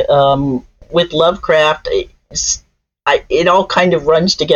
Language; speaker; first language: English; native; English